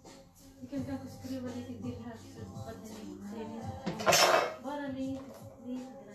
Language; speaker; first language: Swedish; non-native, learner; Cebuano